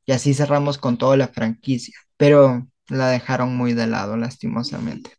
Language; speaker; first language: Spanish; native; Spanish